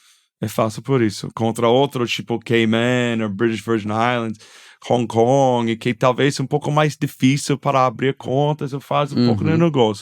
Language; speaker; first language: Portuguese; non-native, fluent; English